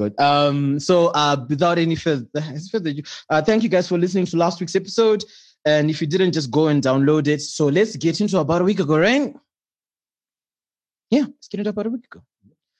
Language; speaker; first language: English; non-native, local second language; Shona